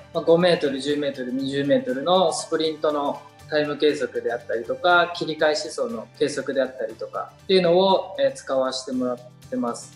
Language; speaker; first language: Japanese; native; Japanese